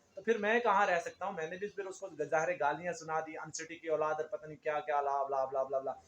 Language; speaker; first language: Urdu; non-native, local second language; Punjabi